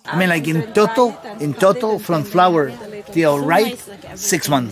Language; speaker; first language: English; non-native, fluent; Spanish